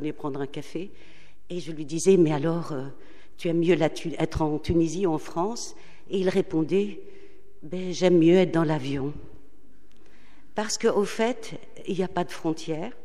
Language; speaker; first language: French; non-native, local second language; Arabic